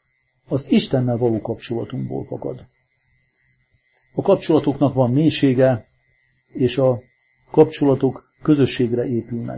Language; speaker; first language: Hungarian; native; Hungarian